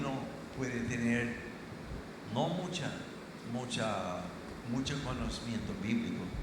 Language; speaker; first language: Spanish; non-native, fluent; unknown